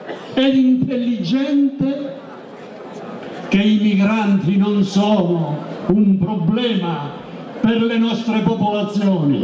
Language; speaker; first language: Italian; native; Italian